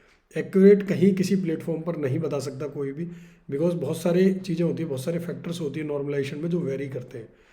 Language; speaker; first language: Hindi; native; Hindi